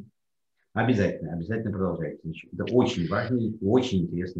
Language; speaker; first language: Russian; non-native, fluent; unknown